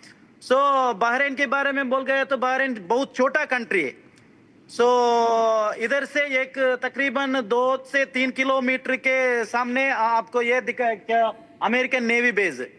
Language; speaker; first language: Hindi; non-native, local second language; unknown